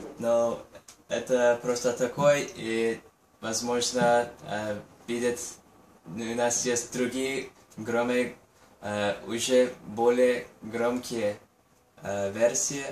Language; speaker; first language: Russian; non-native, learner; Chinese